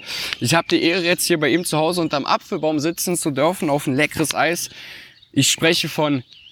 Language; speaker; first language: German; native; German